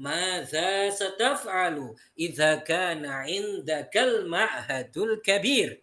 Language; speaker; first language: Arabic; non-native, fluent; Indonesian